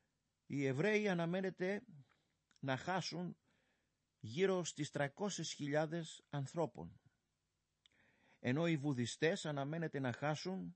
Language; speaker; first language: Greek; native; Greek